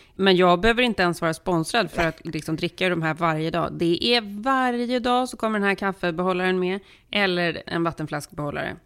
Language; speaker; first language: Swedish; early bilingual, heritage; Swedish